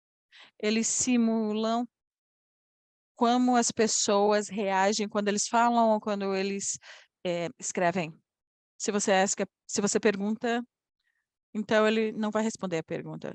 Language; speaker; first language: Portuguese; non-native, fluent; Polish